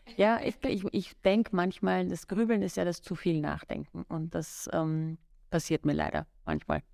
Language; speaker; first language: German; native; German